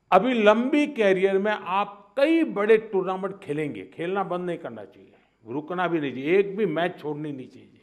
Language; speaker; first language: Hindi; non-native, local second language; Gujarati